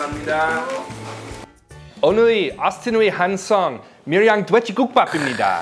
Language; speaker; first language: Korean; non-native, learner; English